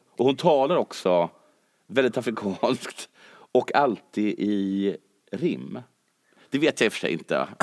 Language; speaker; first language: Swedish; native; Swedish